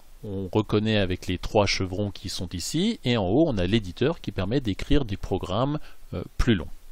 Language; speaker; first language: French; native; French